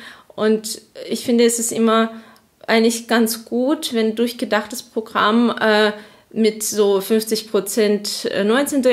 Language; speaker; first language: German; non-native, fluent; Azerbaijani